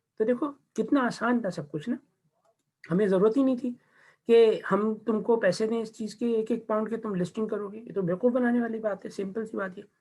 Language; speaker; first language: Urdu; native; Urdu